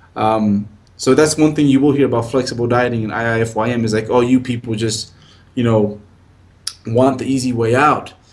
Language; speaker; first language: English; native; English